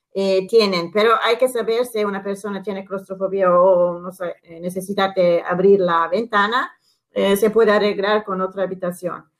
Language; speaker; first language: Spanish; non-native, fluent; Italian